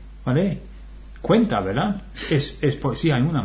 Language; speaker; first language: Spanish; non-native, fluent; English